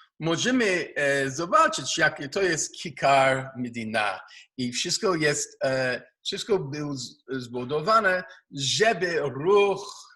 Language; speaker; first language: Polish; non-native, learner; Hebrew